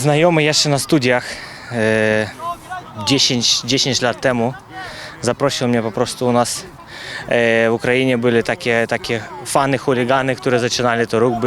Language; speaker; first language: Polish; non-native, fluent; Ukrainian